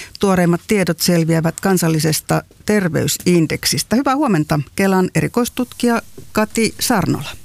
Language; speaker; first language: Finnish; native; Finnish